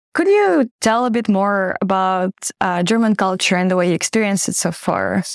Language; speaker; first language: English; non-native, fluent; Ukrainian